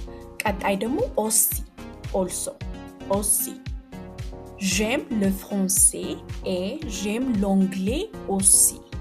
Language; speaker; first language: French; non-native, fluent; Amharic